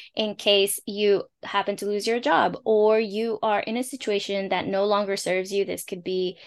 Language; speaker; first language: English; early bilingual, other home language; Spanish